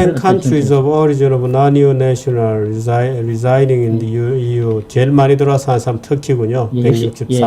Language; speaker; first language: Korean; native; Korean